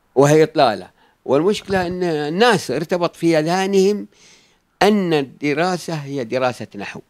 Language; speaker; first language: Arabic; native; Arabic